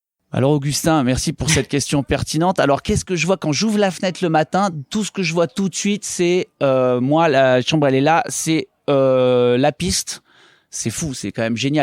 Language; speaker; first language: French; native; French